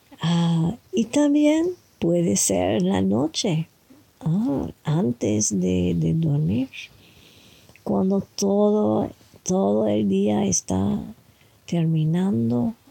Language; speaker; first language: Spanish; non-native, fluent; French